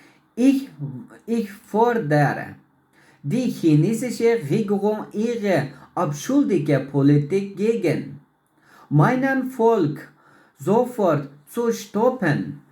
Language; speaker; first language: German; non-native, learner; Uyghur